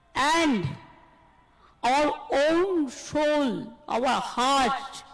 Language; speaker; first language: English; non-native, local second language; Bangla